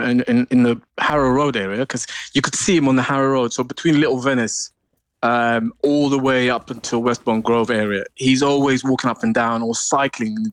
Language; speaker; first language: English; native; English